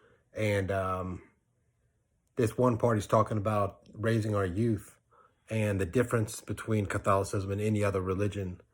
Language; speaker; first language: English; native; English